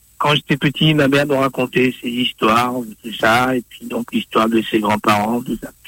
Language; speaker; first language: French; non-native, local second language; Morisyen